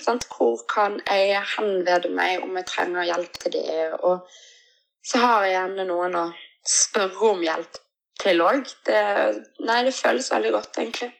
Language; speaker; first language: Norwegian; early bilingual, other home language; Portuguese